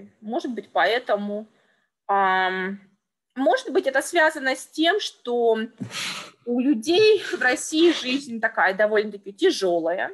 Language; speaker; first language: Russian; native; Russian